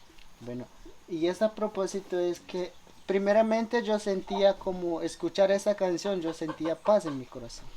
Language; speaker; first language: Spanish; non-native, local second language; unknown